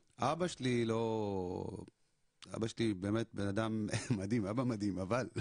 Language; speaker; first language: Hebrew; early bilingual, other home language; Amharic